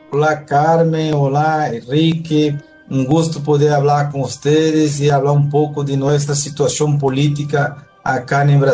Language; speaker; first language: Spanish; non-native, local second language; Portuguese